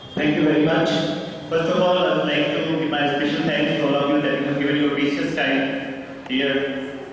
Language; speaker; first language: English; non-native, local second language; Hindi